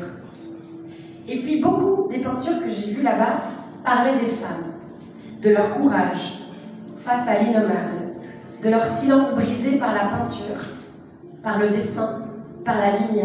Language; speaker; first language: French; native; French